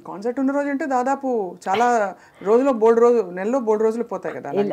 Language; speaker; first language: Telugu; native; Telugu